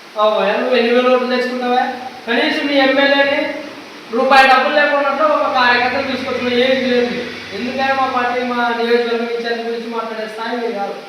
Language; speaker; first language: Telugu; native; Telugu